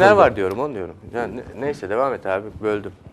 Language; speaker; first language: Turkish; native; Turkish